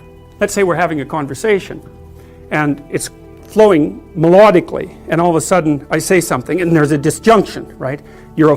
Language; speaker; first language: English; native; English